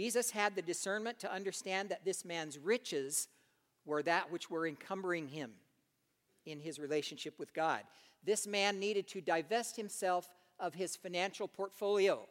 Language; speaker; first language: English; native; English